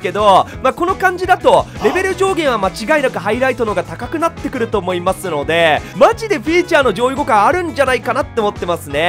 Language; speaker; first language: Japanese; native; Japanese